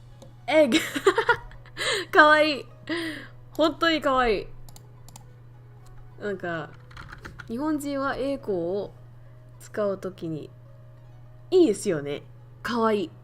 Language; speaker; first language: Japanese; non-native, fluent; Vietnamese